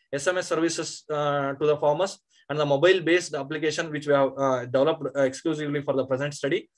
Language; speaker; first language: English; non-native, local second language; Kannada